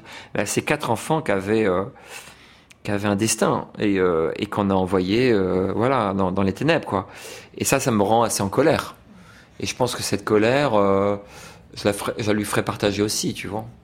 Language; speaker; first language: French; native; French